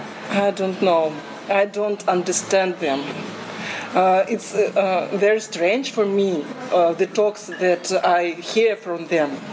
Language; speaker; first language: English; non-native, learner; Russian